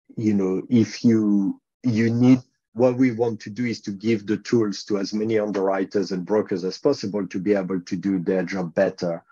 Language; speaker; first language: English; non-native, fluent; French